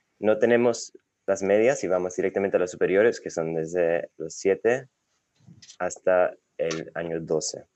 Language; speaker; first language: Spanish; non-native, fluent; English